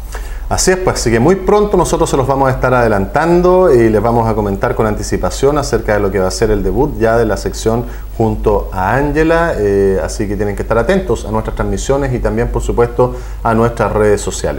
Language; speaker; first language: Spanish; native; Spanish